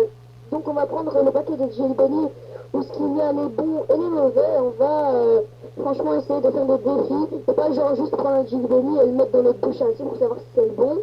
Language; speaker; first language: French; native; French